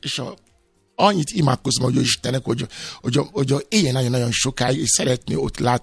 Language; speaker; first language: Hungarian; non-native, fluent; Yoruba